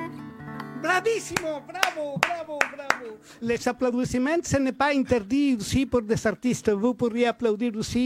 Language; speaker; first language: French; non-native, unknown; Spanish